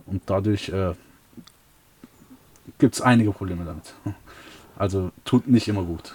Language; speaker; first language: German; early bilingual, other home language; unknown